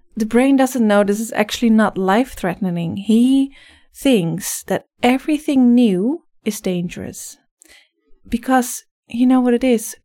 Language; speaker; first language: English; non-native, fluent; Dutch